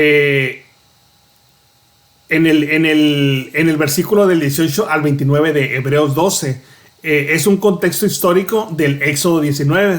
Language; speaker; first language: Spanish; native; Spanish